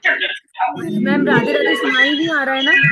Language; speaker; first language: Hindi; native; Hindi